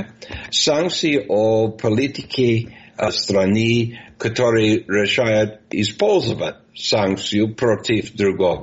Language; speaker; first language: Russian; non-native, fluent; English